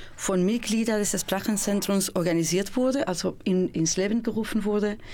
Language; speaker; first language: German; non-native, fluent; Spanish